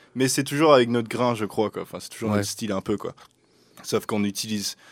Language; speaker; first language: French; native; French